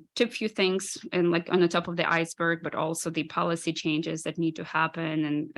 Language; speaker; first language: English; non-native, fluent; Ukrainian